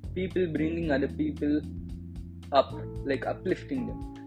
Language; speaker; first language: English; non-native, local second language; Tamil